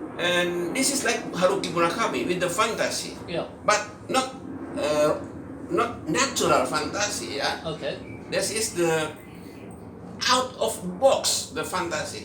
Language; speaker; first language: English; non-native, learner; Indonesian